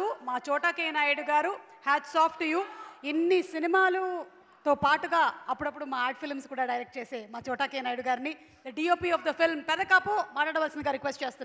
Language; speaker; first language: Telugu; native; Telugu